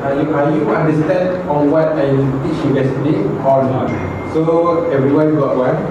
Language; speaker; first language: English; non-native, fluent; Malay